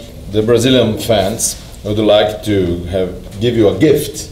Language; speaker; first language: English; non-native, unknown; Portuguese